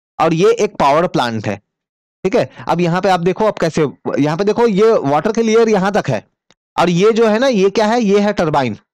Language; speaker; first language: Hindi; native; Hindi